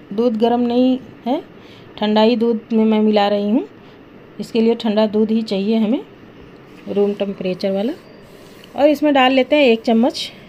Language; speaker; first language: Hindi; native; Hindi